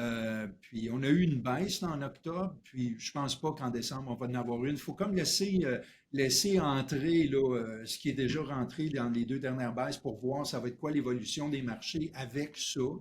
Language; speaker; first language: French; native; French